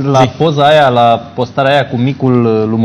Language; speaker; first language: Romanian; native; Romanian